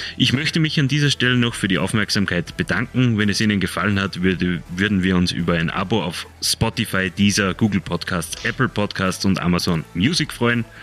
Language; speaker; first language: German; native; German